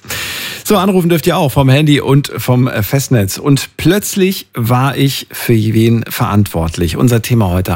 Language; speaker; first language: German; native; German